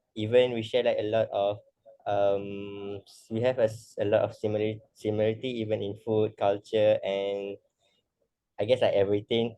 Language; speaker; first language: English; non-native, learner; Malay